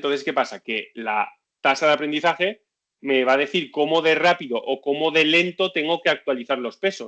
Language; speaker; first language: Spanish; native; Spanish